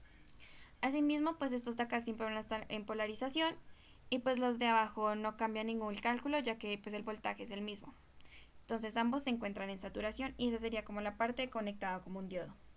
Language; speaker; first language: Spanish; native; Spanish